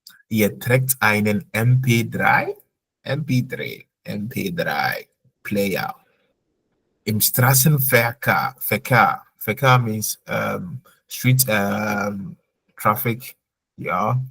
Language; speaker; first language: German; non-native, fluent; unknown